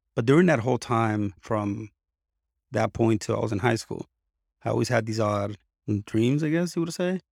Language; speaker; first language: English; early bilingual, other home language; Spanish